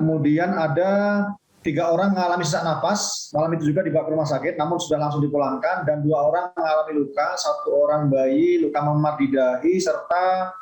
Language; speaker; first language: Indonesian; native; Indonesian